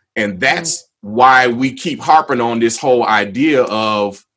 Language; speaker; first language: English; native; English